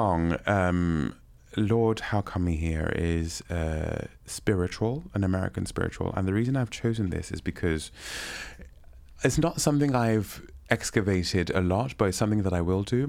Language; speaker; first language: English; non-native, local second language; Yoruba